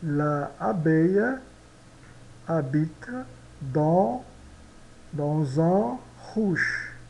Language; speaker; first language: French; non-native, learner; Portuguese